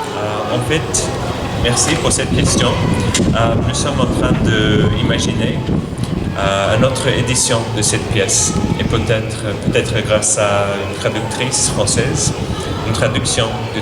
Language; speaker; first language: French; non-native, fluent; English